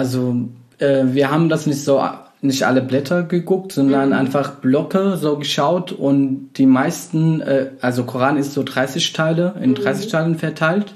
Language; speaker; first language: German; non-native, fluent; Arabic